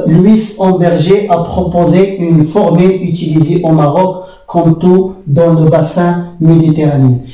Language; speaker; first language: French; non-native, local second language; Arabic